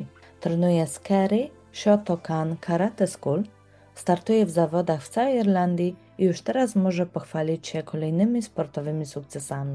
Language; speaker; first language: Polish; native; Polish